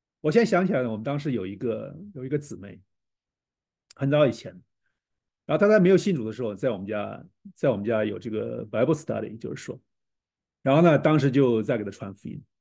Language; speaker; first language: Chinese; native; Chinese